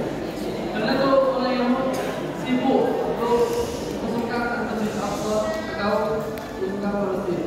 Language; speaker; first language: Indonesian; non-native, learner; Arabic